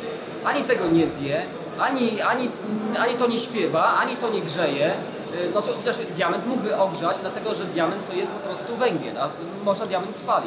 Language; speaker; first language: Polish; native; Polish